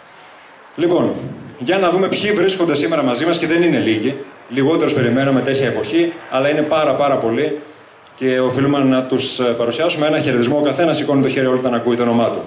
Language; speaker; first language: Greek; native; Greek